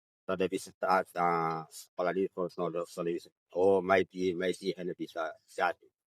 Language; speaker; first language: Indonesian; non-native, local second language; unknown